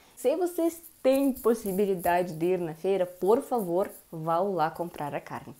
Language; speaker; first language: Portuguese; non-native, learner; Russian